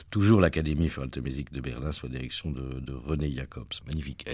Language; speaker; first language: French; native; French